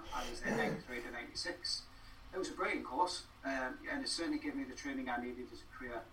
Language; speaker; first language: English; native; English